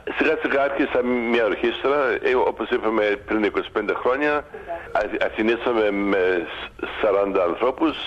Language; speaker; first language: Greek; early bilingual, heritage; Greek